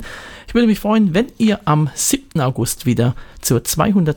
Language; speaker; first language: German; native; German